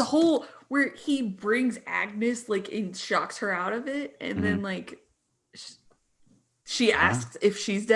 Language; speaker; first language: English; native; English